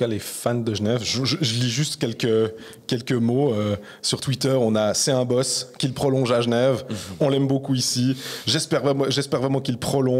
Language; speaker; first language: French; native; French